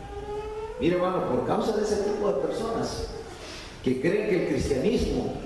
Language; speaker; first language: Spanish; native; Spanish